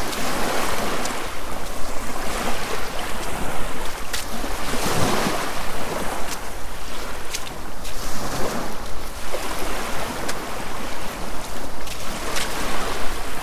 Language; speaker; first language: English; native; English